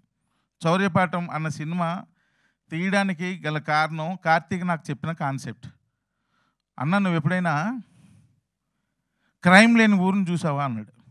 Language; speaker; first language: Telugu; native; Telugu